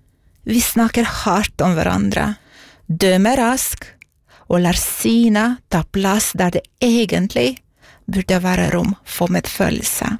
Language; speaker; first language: Norwegian; non-native, fluent; Romanian